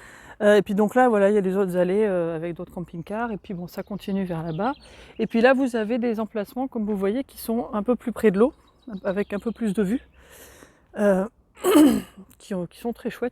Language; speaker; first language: French; native; French